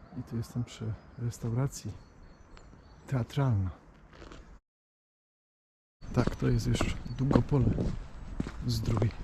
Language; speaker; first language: Polish; native; Polish